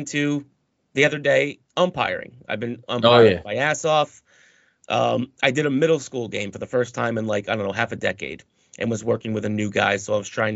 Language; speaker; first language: English; native; English